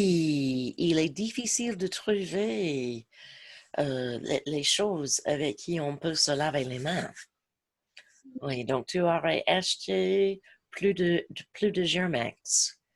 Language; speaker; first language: French; non-native, fluent; English